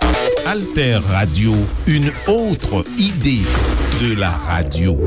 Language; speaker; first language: French; non-native, local second language; Haitian Creole